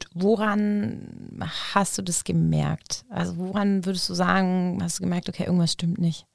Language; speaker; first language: German; native; German